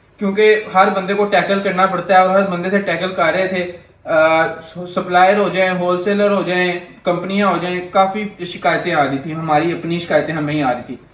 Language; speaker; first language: Urdu; non-native, local second language; Punjabi